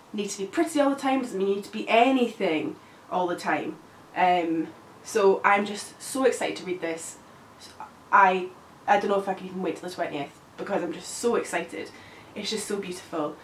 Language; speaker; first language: English; native; English